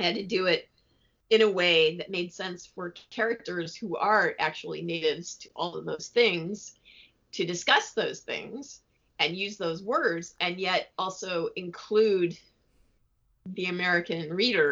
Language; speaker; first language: English; native; English